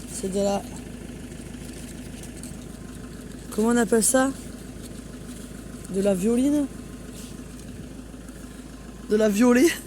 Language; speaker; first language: French; native; French